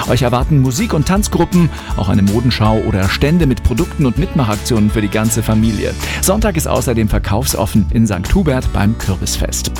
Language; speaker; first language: German; native; German